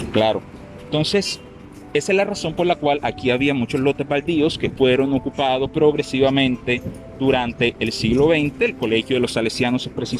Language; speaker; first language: Spanish; native; Spanish